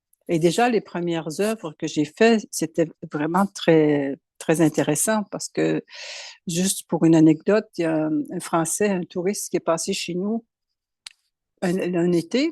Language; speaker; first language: French; native; French